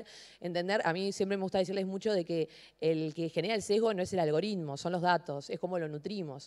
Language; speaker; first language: Spanish; native; Spanish